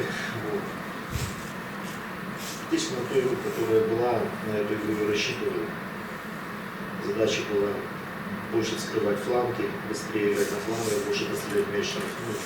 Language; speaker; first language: Russian; native; Russian